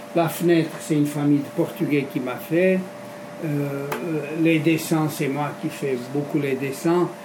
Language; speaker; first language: French; non-native, fluent; Portuguese